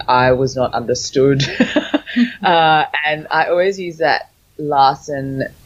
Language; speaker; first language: English; early bilingual, other home language; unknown